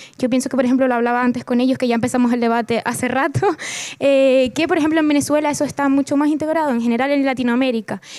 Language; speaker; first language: Spanish; native; Spanish